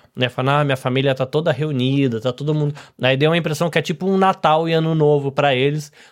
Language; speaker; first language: Portuguese; native; Portuguese